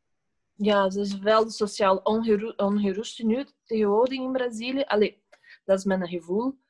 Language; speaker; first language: Dutch; non-native, fluent; Portuguese